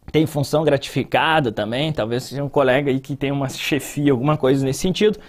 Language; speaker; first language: Portuguese; native; Portuguese